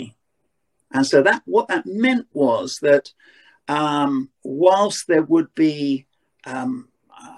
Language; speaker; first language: English; native; English